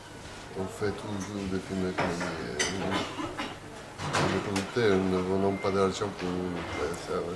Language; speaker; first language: French; non-native, fluent; Italian